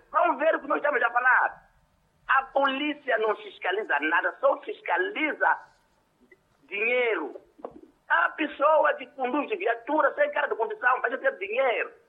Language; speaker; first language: Portuguese; non-native, local second language; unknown